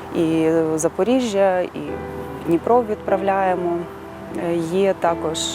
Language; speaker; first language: Ukrainian; native; Ukrainian